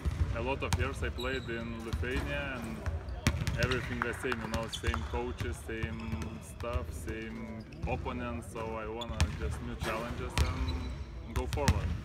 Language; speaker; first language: English; non-native, learner; Lithuanian